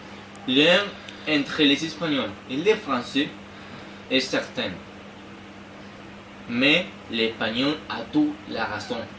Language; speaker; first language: French; non-native, learner; Spanish